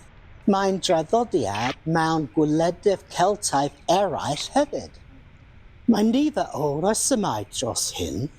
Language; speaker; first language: Welsh; non-native, learner; English